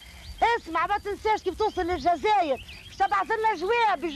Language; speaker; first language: Arabic; native; Arabic